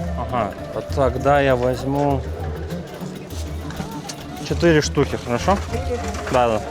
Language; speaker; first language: Russian; non-native, learner; Lithuanian